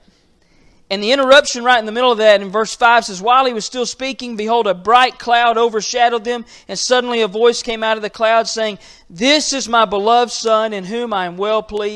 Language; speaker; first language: English; native; English